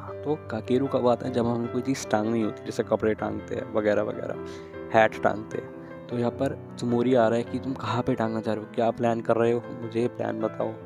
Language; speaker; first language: Hindi; native; Hindi